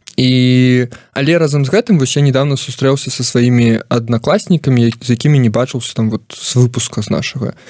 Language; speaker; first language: Belarusian; non-native, local second language; Russian